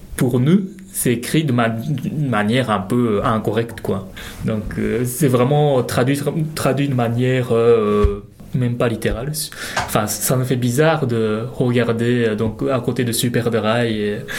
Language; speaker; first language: French; non-native, fluent; Japanese